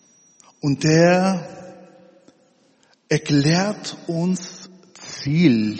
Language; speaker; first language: German; non-native, fluent; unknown